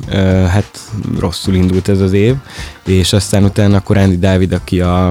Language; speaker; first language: Hungarian; native; Hungarian